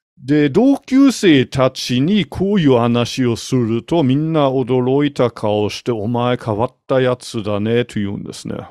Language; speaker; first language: Japanese; non-native, fluent; German